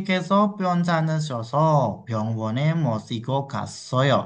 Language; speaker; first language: Korean; non-native, fluent; Indonesian